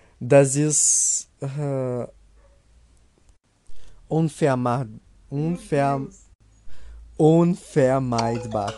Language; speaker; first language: German; non-native, learner; Portuguese